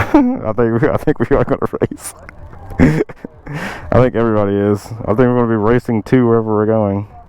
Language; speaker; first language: English; native; English